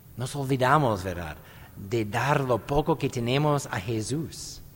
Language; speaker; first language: Spanish; non-native, fluent; English